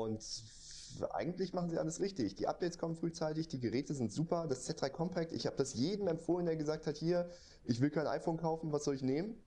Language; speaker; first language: German; native; German